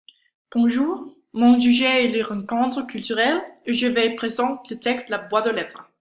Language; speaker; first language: French; non-native, learner; Danish